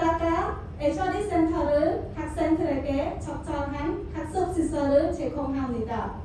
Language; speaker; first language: Korean; non-native, learner; Khmer